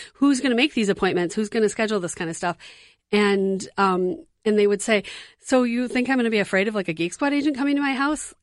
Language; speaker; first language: English; native; English